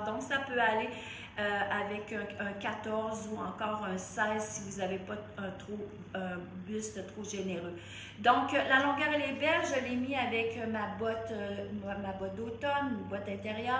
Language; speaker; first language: French; native; French